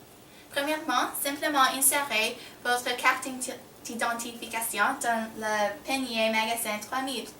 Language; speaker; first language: French; non-native, learner; English